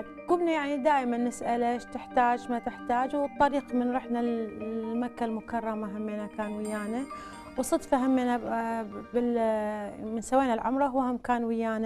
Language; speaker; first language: Arabic; native; Arabic